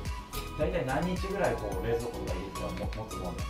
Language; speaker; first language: Japanese; native; Japanese